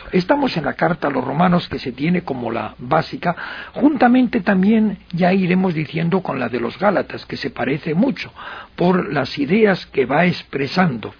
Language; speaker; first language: Spanish; native; Spanish